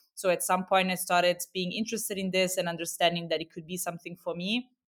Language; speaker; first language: English; non-native, fluent; Italian